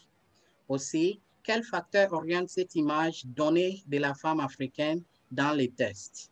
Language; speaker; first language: French; non-native, fluent; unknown